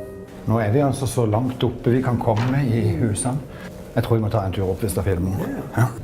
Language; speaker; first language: Norwegian; native; Norwegian